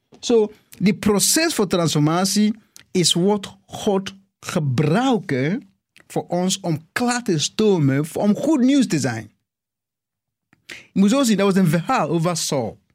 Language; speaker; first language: Dutch; non-native, fluent; English